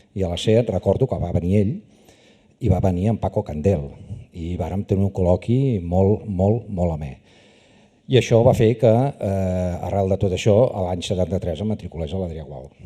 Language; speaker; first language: Catalan; native; Catalan